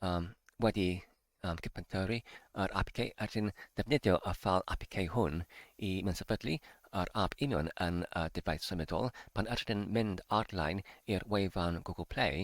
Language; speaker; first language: Welsh; non-native, learner; English